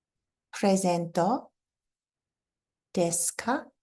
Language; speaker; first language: Japanese; non-native, fluent; English